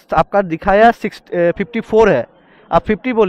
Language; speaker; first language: Hindi; non-native, local second language; Bangla